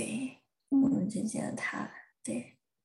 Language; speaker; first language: Chinese; early bilingual, heritage; Chinese